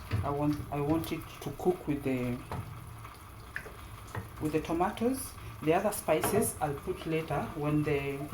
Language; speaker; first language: English; non-native, local second language; Swahili